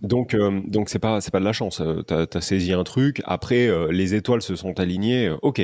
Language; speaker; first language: French; native; French